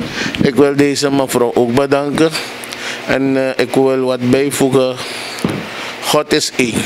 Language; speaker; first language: Dutch; non-native, local second language; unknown